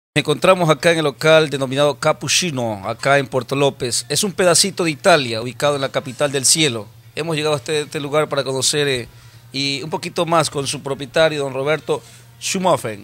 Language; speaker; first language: Spanish; native; Spanish